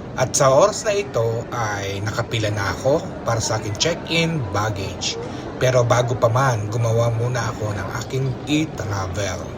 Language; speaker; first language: Filipino; native; Filipino